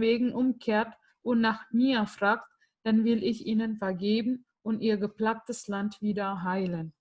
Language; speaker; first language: German; non-native, fluent; Indonesian